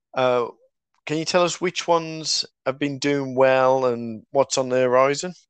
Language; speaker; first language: English; native; English